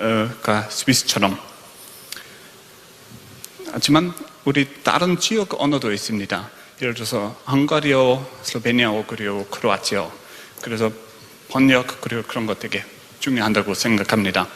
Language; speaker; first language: Korean; non-native, fluent; German